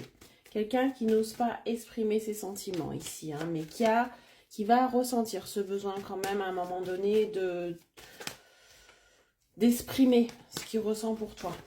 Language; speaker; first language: French; native; French